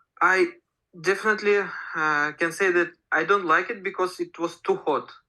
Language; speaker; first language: English; non-native, learner; Russian